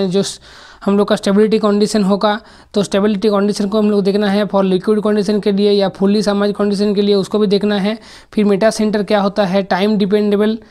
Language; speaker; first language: Hindi; non-native, local second language; Bangla